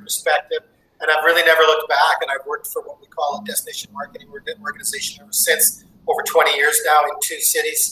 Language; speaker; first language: English; native; English